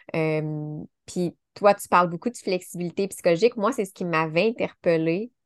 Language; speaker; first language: French; native; French